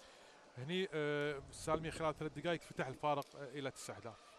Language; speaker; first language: Arabic; native; Arabic